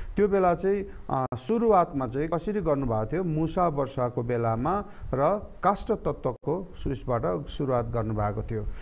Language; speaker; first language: Nepali; non-native, local second language; Eastern Tamang